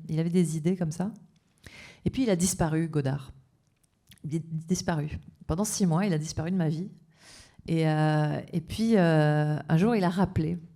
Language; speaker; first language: French; native; French